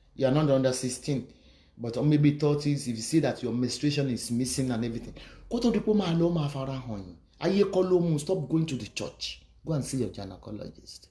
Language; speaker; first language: English; non-native, local second language; Yoruba